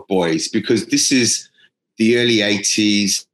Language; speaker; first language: English; native; English